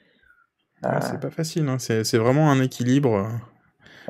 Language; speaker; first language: French; native; French